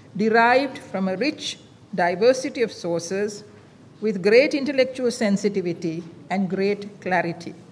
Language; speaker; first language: English; non-native, local second language; Sinhala